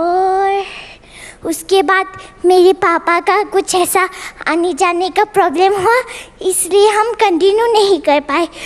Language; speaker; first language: Hindi; non-native, local second language; Bangla